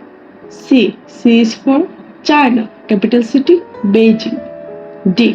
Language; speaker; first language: English; non-native, learner; Bangla